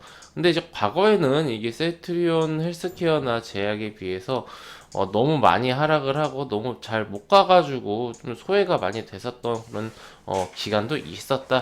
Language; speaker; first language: Korean; native; Korean